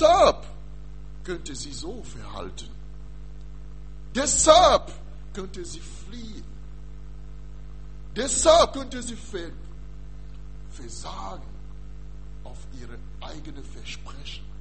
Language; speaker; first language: German; non-native, learner; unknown